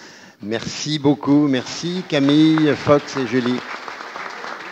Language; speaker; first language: French; native; French